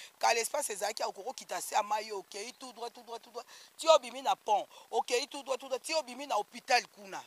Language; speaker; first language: Lingala; native; Lingala